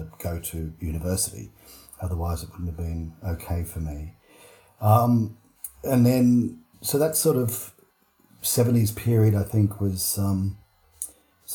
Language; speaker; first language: English; native; English